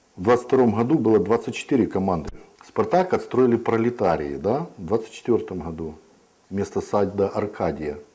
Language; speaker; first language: Russian; native; Russian